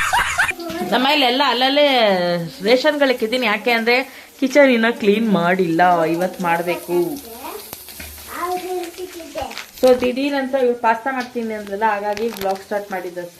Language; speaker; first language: Kannada; native; Kannada